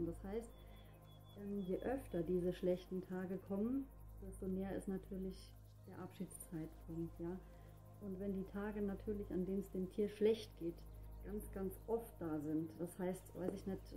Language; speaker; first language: German; native; German